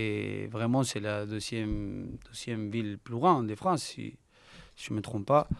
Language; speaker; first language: French; non-native, learner; Spanish